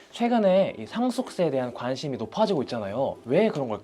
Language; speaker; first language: Korean; native; Korean